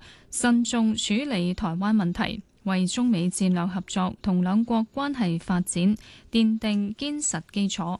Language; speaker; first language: Cantonese; native; Cantonese